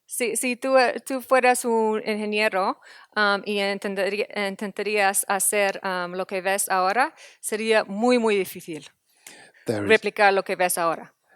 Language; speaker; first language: Spanish; non-native, fluent; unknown